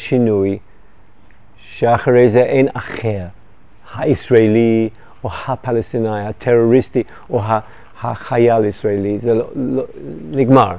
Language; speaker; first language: Hebrew; non-native, fluent; English